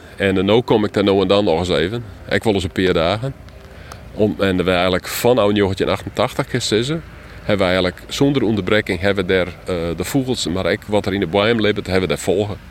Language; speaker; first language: Dutch; non-native, local second language; Western Frisian